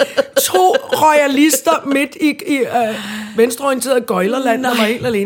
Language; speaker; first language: Danish; native; Danish